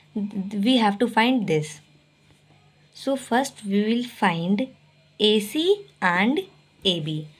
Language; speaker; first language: English; non-native, local second language; Hindi